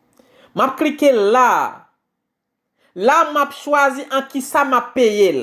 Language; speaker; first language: French; non-native, local second language; Haitian Creole